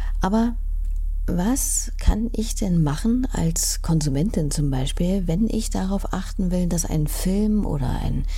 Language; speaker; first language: German; native; German